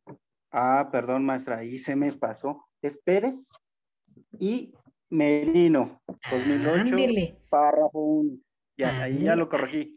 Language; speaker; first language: Spanish; native; Spanish